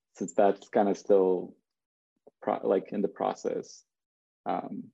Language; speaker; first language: English; early bilingual, other home language; Spanish